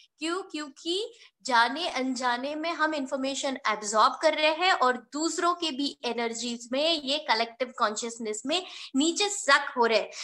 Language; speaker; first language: Hindi; non-native, local second language; Marathi